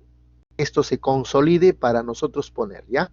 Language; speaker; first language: Spanish; native; Spanish